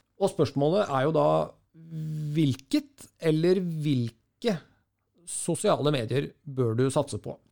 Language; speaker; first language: Norwegian; native; Norwegian